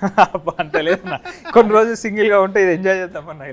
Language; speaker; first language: Telugu; native; Telugu